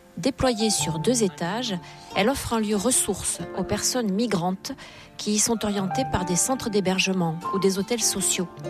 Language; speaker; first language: French; native; French